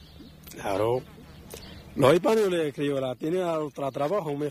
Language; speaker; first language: Spanish; non-native, learner; Arabic